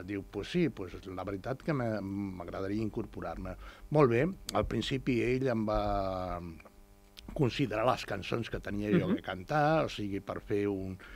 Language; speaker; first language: Catalan; non-native, local second language; Spanish